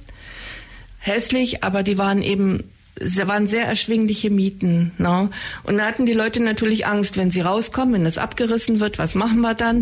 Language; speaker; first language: German; native; German